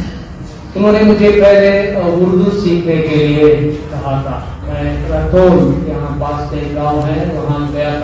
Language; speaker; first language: Hindi; non-native, local second language; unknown